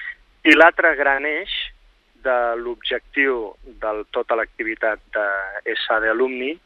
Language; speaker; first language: Catalan; native; Catalan